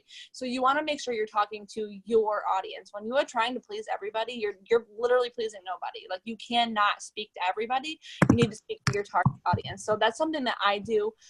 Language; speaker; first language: English; native; English